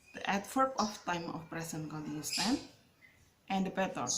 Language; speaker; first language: English; non-native, fluent; Indonesian